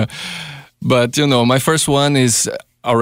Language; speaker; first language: English; non-native, fluent; Portuguese